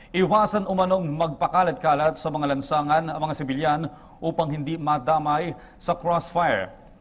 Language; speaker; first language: Filipino; native; Filipino